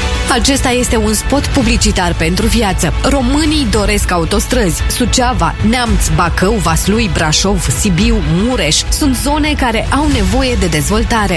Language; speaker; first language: Romanian; native; Romanian